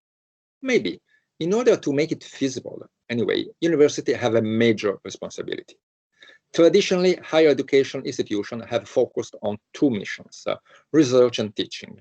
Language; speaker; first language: English; non-native, fluent; Italian